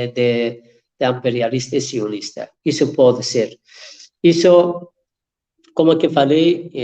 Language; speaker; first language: Portuguese; non-native, fluent; Persian